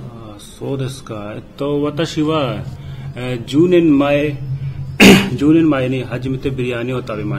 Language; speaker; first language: Japanese; non-native, learner; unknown